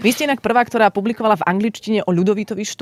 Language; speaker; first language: Slovak; native; Slovak